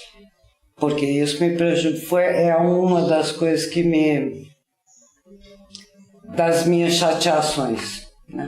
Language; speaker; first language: Portuguese; native; Portuguese